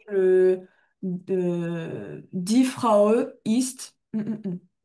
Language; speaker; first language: German; non-native, fluent; French